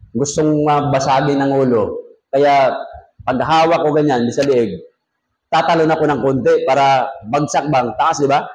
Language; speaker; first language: Filipino; non-native, local second language; Cebuano